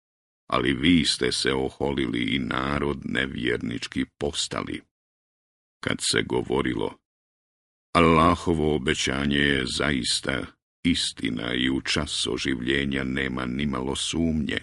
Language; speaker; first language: Croatian; native; Croatian